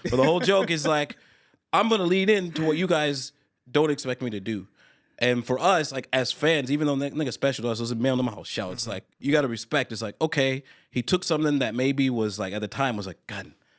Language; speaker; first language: English; early bilingual, other home language; Chinese